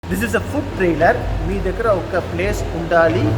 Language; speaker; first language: Telugu; non-native, learner; Tamil